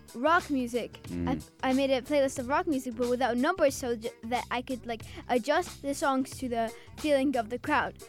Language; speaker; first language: English; early bilingual, other home language; Azerbaijani